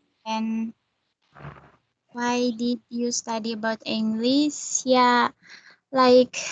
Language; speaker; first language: English; non-native, learner; Indonesian